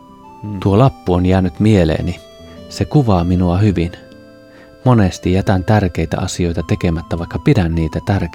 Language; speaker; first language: Finnish; native; Finnish